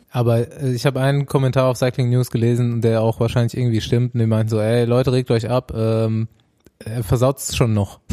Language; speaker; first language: German; native; German